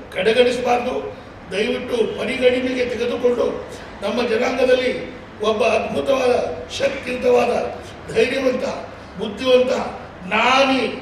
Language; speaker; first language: Kannada; non-native, local second language; Lambadi